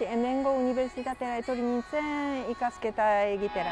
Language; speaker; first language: Basque; non-native, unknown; Japanese